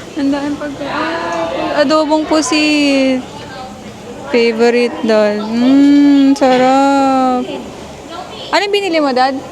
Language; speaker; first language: Filipino; non-native, local second language; Waray